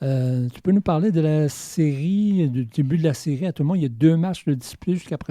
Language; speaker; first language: French; native; French